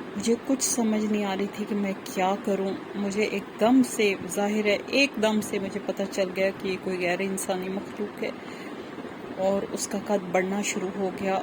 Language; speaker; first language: Urdu; non-native, local second language; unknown